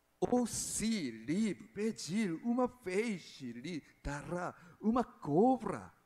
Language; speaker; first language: Portuguese; non-native, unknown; Korean